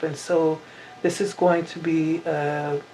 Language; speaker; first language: English; native; English